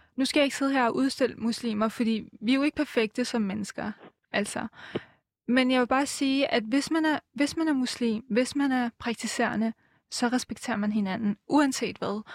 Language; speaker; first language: Danish; early bilingual, other home language; Persian